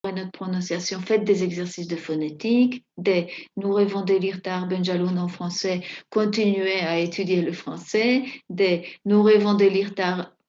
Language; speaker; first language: French; non-native, fluent; Spanish